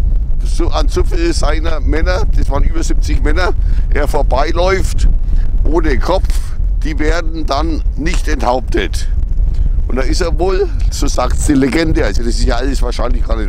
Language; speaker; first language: German; native; German